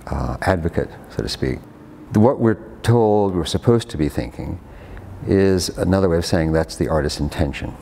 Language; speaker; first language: English; native; English